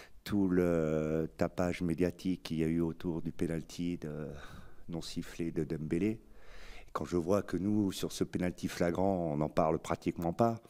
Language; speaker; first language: French; native; French